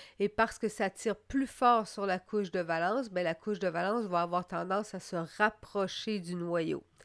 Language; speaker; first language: French; native; French